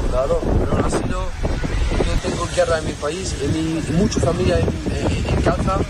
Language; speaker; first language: Spanish; non-native, learner; Arabic